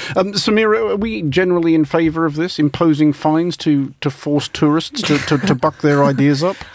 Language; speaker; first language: English; native; English